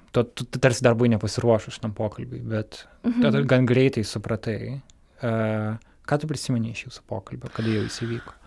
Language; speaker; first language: Lithuanian; native; Lithuanian